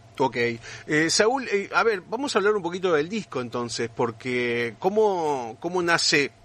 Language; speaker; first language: Spanish; native; Spanish